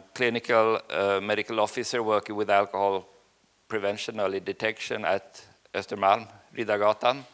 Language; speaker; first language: English; non-native, fluent; Swedish